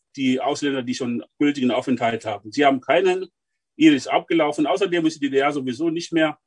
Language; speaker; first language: German; non-native, fluent; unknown